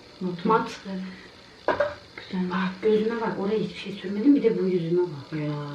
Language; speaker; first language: Turkish; native; Turkish